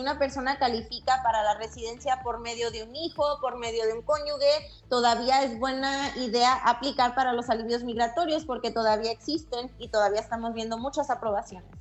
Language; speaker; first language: Spanish; early bilingual, heritage; Spanish